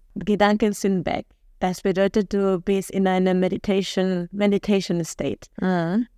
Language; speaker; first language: German; non-native, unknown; Spanish